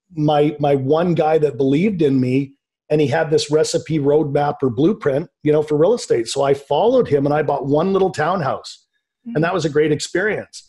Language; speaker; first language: English; native; English